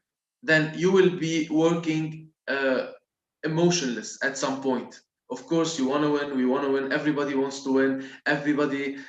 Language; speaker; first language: English; non-native, local second language; Arabic